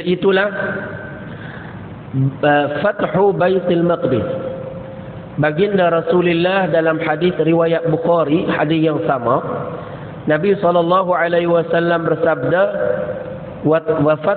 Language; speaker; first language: Malay; native; Malay